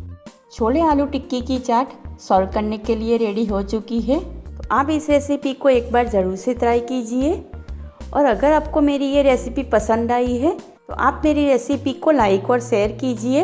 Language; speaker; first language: Hindi; non-native, local second language; Gujarati